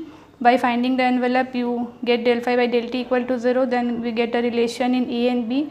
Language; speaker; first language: English; non-native, local second language; Hindi